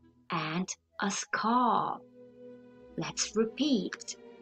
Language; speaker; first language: English; non-native, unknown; Italian